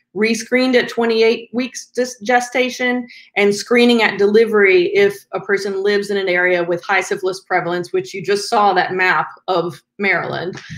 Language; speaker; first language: English; native; English